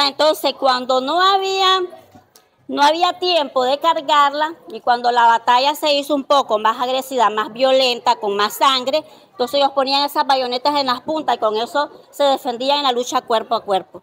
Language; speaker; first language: Spanish; native; Spanish